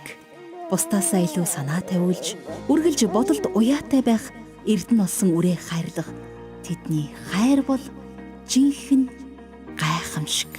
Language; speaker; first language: Mongolian; native; Mongolian